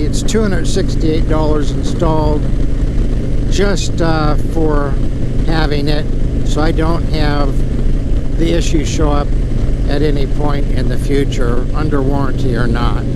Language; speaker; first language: English; native; English